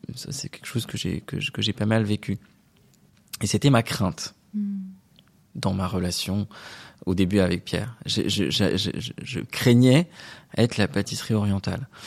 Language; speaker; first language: French; non-native, local second language; Arabic